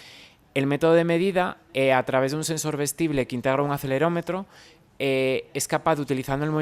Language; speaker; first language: Spanish; native; Spanish